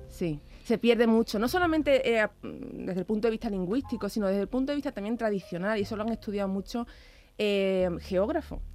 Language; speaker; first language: Spanish; native; Spanish